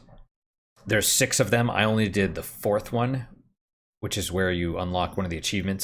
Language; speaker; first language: English; native; English